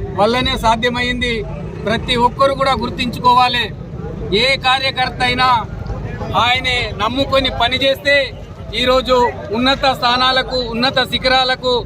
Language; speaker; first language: Telugu; non-native, local second language; Gondi